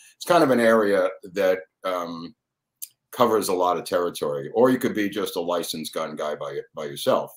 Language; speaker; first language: English; native; English